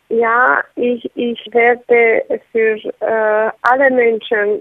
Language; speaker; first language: German; non-native, learner; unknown